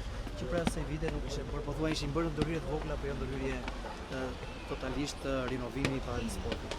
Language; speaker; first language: Albanian; native; Albanian